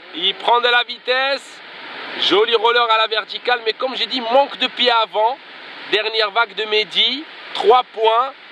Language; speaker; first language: French; non-native, local second language; Arabic